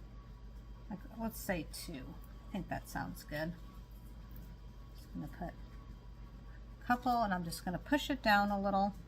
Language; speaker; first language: English; native; English